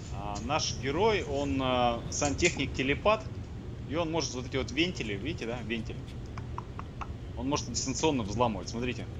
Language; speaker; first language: Russian; native; Russian